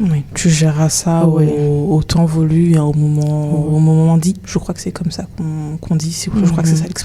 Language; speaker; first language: French; native; French